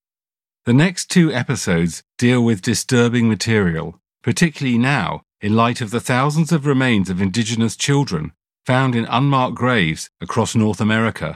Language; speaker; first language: English; native; English